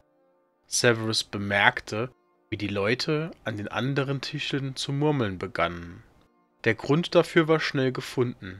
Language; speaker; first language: German; native; German